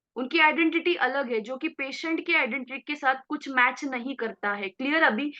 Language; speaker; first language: Hindi; non-native, local second language; Marathi